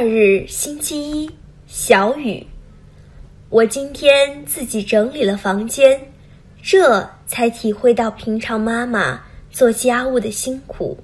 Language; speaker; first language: Chinese; non-native, learner; Vietnamese